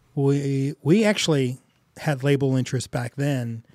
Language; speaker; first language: English; native; English